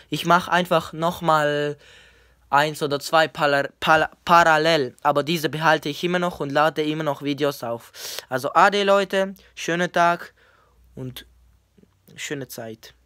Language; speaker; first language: German; non-native, learner; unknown